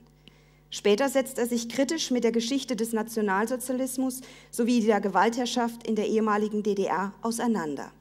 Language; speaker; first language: German; native; German